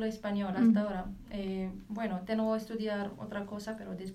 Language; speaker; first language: Spanish; non-native, learner; Arabic